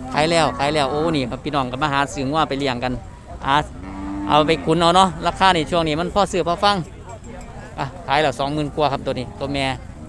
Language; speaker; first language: Thai; non-native, local second language; Northeastern Thai